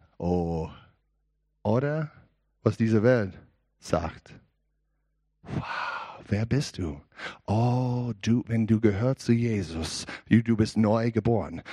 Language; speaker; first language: German; non-native, learner; English